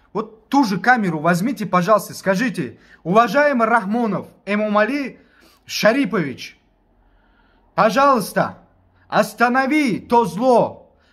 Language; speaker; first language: Russian; non-native, local second language; Tajik